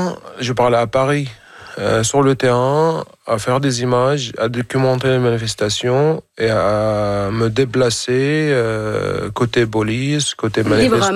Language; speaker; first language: French; non-native, fluent; Arabic